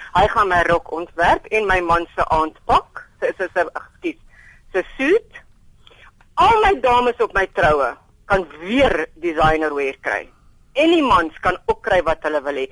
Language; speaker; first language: Afrikaans; native; Afrikaans